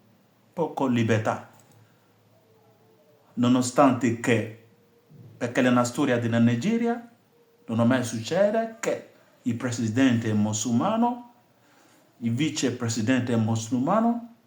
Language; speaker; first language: Italian; non-native, fluent; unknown